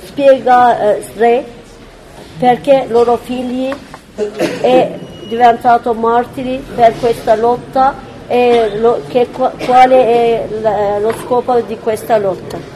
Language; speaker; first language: Italian; non-native, fluent; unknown